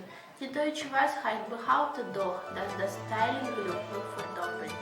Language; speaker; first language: German; non-native, fluent; Russian